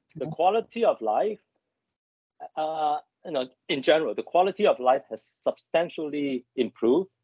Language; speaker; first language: English; non-native, local second language; Cantonese